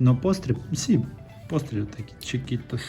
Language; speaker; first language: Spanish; non-native, learner; Russian